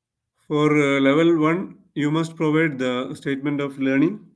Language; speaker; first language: English; non-native, local second language; Malayalam